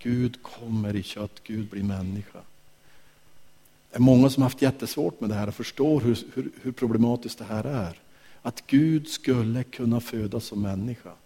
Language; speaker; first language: Swedish; native; Swedish